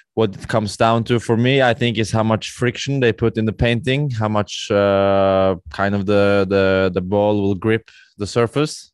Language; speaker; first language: English; non-native, fluent; Norwegian